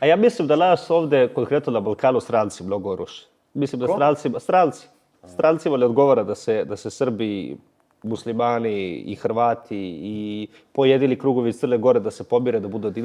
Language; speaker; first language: Bosnian; native; Bosnian